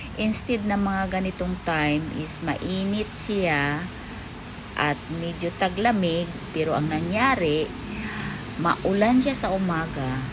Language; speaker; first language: Filipino; non-native, local second language; Cebuano